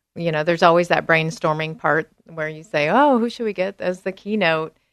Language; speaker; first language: English; native; English